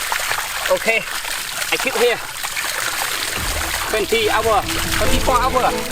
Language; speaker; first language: English; non-native, learner; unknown